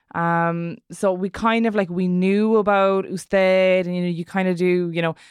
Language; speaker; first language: English; native; English